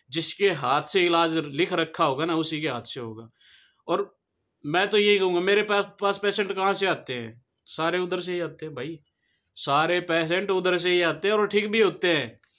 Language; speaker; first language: Hindi; native; Hindi